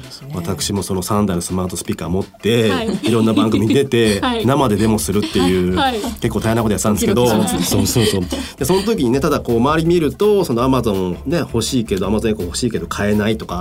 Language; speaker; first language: Japanese; native; Japanese